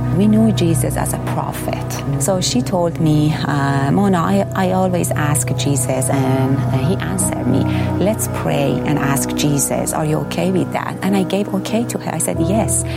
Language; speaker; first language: English; non-native, fluent; Persian